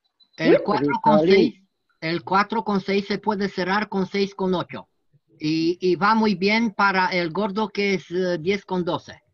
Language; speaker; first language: Spanish; non-native, learner; French